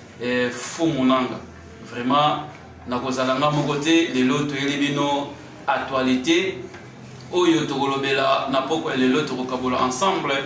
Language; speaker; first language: Lingala; non-native, local second language; Kongo